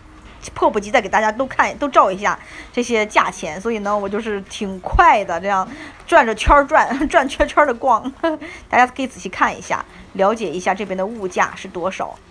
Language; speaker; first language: Chinese; native; Chinese